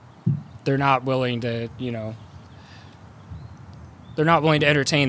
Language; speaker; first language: English; native; English